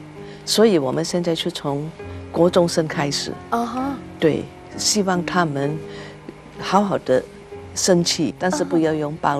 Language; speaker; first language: Chinese; early bilingual, heritage; Chinese